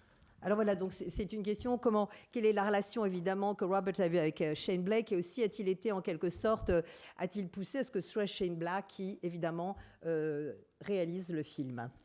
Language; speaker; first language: French; native; French